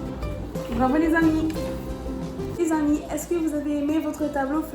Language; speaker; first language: French; native; French